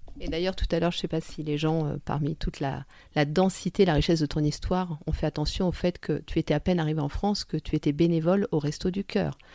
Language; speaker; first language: French; native; French